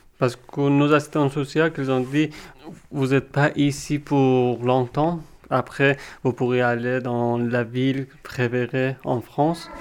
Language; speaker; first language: French; non-native, fluent; Persian